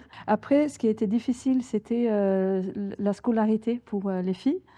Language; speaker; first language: French; non-native, fluent; Swedish